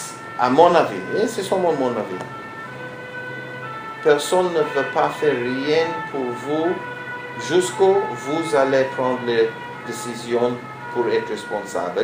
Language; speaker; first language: French; non-native, learner; Hebrew